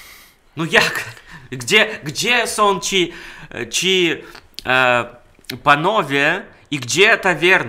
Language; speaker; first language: Polish; non-native, fluent; Russian